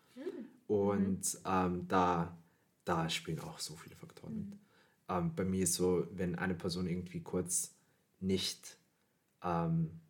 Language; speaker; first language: German; early bilingual, other home language; Filipino